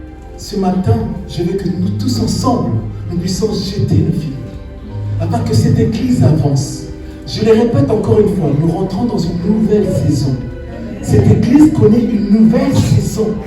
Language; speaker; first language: French; native; French